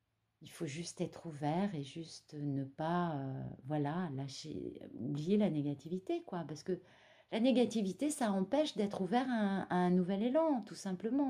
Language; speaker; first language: French; native; French